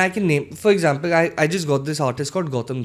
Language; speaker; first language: English; non-native, local second language; Hindi